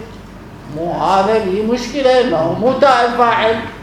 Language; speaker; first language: Arabic; native; Arabic